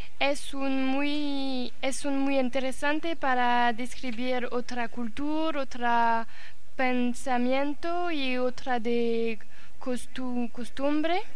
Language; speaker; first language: Spanish; non-native, learner; French